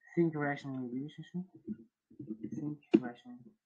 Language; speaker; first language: English; non-native, fluent; Uzbek